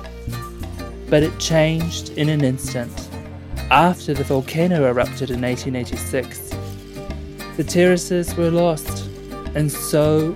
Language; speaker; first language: English; native; English